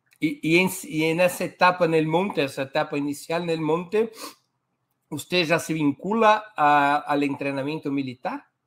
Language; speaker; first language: Spanish; non-native, fluent; Portuguese